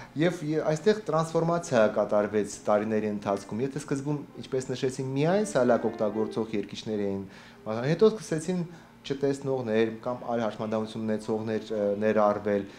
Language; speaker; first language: Armenian; native; Armenian